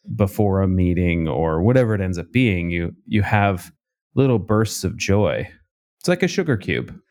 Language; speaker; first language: English; native; English